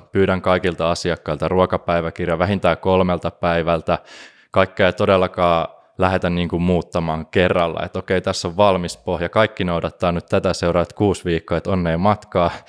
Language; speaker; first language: Finnish; native; Finnish